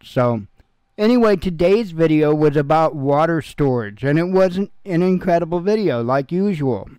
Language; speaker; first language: English; native; English